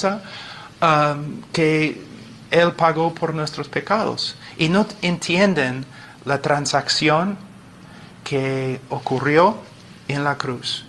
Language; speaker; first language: Spanish; non-native, fluent; English